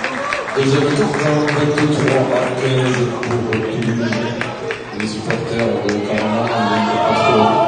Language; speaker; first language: French; native; French